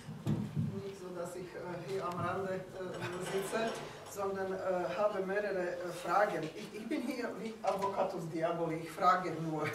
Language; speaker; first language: German; non-native, fluent; Slovak